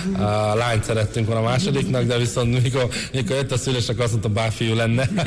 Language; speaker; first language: Hungarian; non-native, local second language; Romany